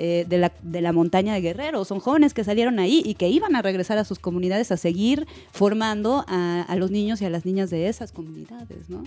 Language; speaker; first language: Spanish; native; Spanish